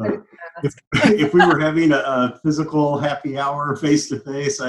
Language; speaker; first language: English; native; English